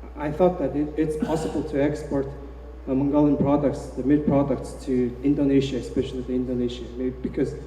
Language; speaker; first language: English; non-native, fluent; Mongolian